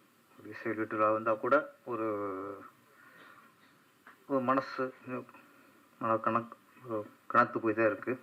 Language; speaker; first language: Tamil; native; Tamil